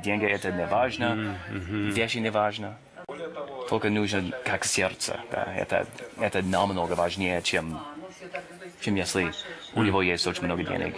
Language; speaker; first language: Russian; non-native, learner; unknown